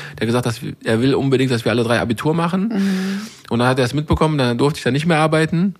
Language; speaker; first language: German; native; German